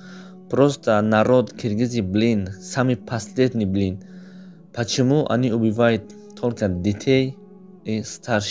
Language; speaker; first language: Russian; non-native, learner; Tajik